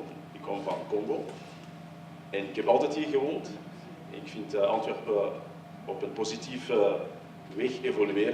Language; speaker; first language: Dutch; early bilingual, other home language; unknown